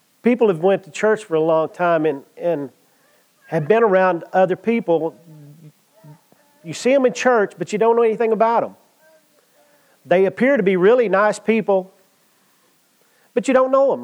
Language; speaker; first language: English; native; English